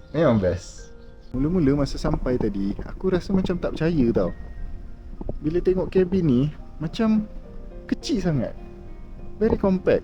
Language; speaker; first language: Malay; native; Malay